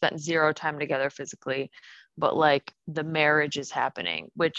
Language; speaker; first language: English; native; English